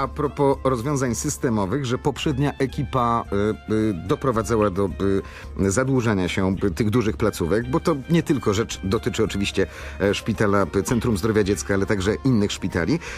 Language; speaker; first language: Polish; native; Polish